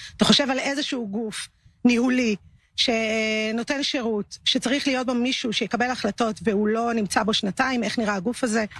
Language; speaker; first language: Hebrew; native; Hebrew